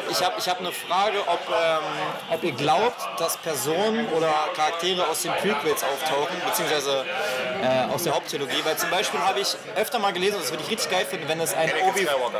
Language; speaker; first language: German; native; German